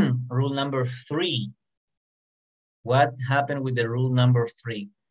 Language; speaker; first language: English; non-native, fluent; Spanish